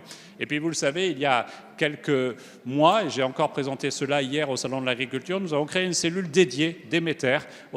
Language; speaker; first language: French; native; French